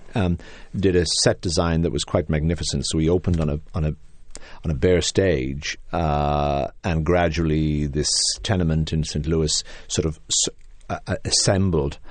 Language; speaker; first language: English; native; English